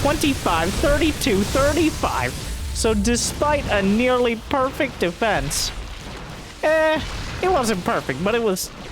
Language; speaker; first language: English; native; English